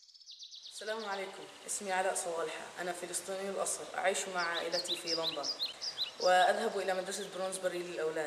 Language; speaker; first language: Arabic; early bilingual, heritage; Arabic